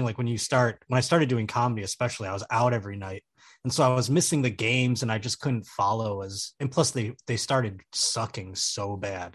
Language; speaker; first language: English; native; English